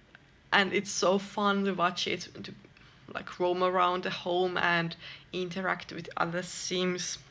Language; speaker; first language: English; non-native, fluent; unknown